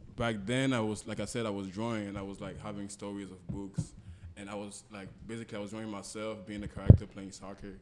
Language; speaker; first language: English; non-native, local second language; French